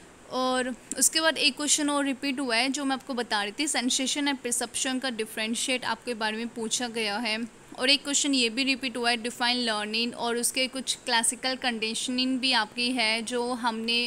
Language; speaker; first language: Hindi; native; Hindi